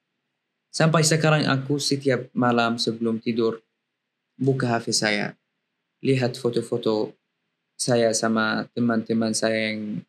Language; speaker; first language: Indonesian; non-native, learner; Arabic